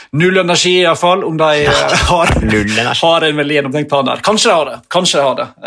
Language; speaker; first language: Norwegian; native; Norwegian